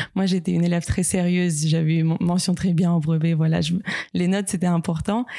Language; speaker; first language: French; non-native, fluent; Russian